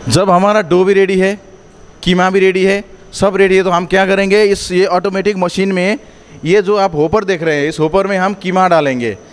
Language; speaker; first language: Hindi; non-native, fluent; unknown